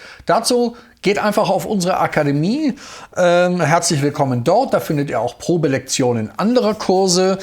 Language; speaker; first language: German; native; German